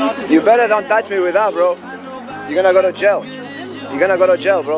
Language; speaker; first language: English; non-native, fluent; Spanish